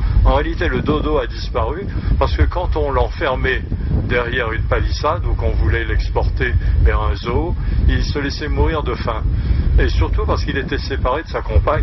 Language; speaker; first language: French; native; French